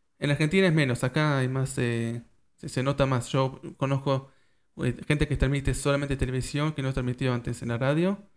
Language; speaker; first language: Spanish; early bilingual, heritage; Spanish